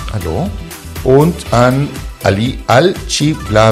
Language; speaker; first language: German; non-native, fluent; Spanish